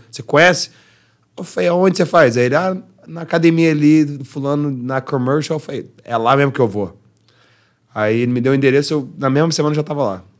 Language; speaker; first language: Portuguese; early bilingual, heritage; Portuguese